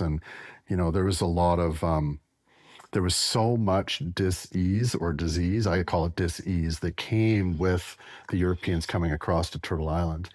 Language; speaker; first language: English; native; English